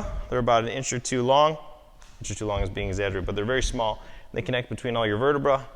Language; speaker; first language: English; native; English